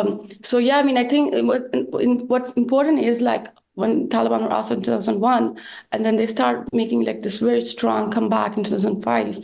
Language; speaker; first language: English; non-native, fluent; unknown